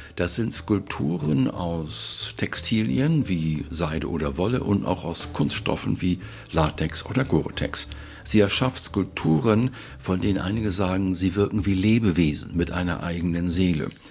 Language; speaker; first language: German; native; German